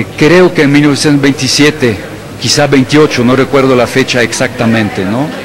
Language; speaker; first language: Spanish; non-native, fluent; French